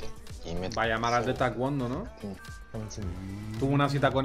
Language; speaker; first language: Spanish; native; Spanish